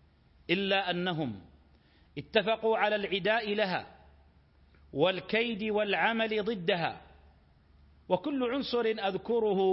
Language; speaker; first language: Arabic; native; Arabic